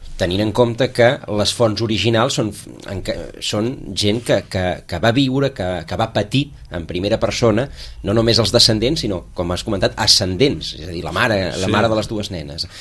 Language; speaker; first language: Catalan; native; Catalan